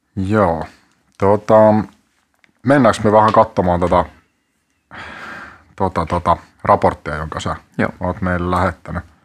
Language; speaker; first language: Finnish; native; Finnish